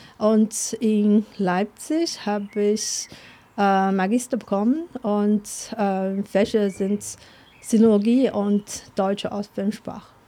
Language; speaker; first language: German; non-native, fluent; Chinese